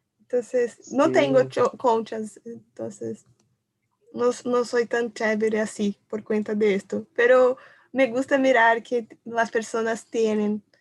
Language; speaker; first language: Spanish; non-native, learner; Portuguese